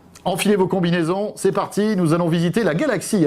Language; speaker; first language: French; native; French